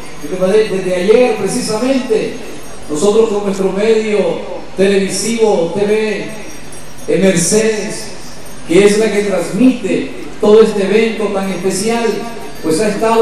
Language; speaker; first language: Spanish; native; Spanish